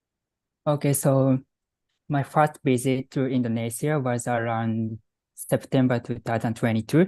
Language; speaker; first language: English; non-native, fluent; Japanese